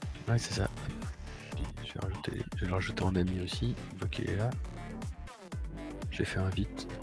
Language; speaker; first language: French; native; French